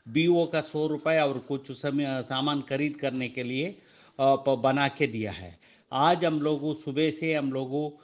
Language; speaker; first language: Hindi; non-native, local second language; Kannada